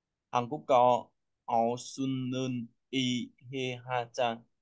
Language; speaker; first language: Korean; non-native, learner; Vietnamese